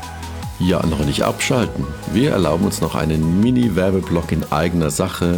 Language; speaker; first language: German; native; German